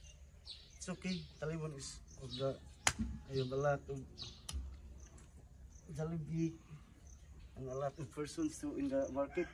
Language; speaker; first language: English; non-native, learner; Cebuano